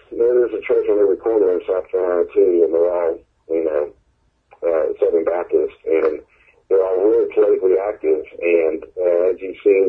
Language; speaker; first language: English; native; English